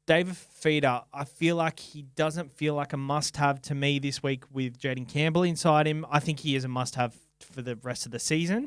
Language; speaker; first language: English; native; English